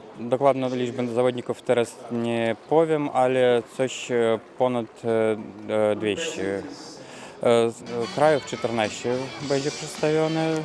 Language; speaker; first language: Polish; non-native, fluent; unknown